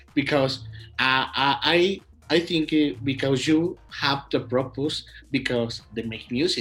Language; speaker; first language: English; non-native, learner; Spanish